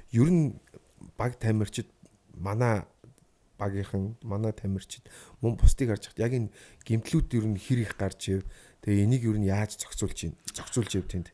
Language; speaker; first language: Mongolian; native; Mongolian